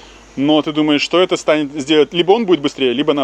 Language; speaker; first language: Russian; native; Russian